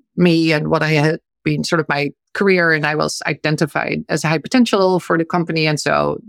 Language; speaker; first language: English; non-native, fluent; Dutch